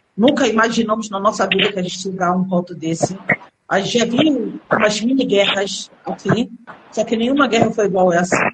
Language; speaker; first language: Portuguese; early bilingual, other home language; Arabic